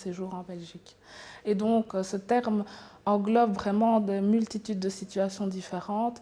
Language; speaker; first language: French; native; French